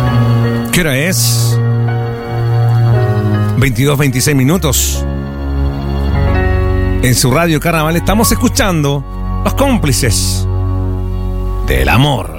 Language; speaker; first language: Spanish; native; Spanish